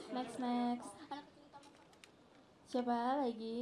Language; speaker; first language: Indonesian; native; Indonesian